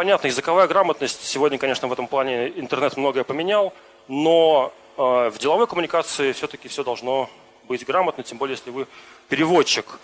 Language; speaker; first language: Russian; native; Russian